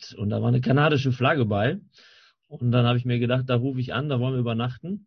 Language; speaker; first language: German; native; German